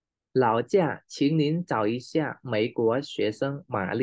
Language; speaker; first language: Chinese; non-native, learner; Khmer